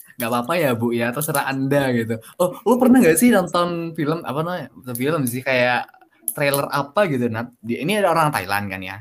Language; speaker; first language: Indonesian; native; Indonesian